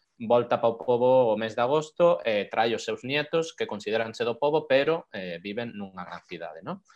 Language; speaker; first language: Galician; non-native, local second language; Spanish